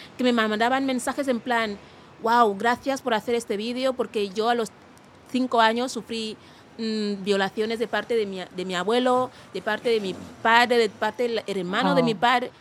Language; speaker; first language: Spanish; non-native, local second language; Fang